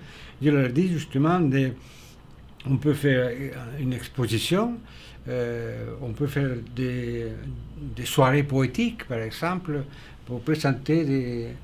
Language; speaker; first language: French; non-native, fluent; Spanish